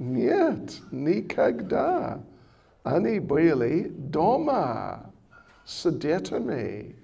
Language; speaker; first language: Russian; non-native, learner; English